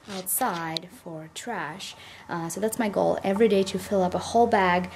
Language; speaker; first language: English; non-native, fluent; Russian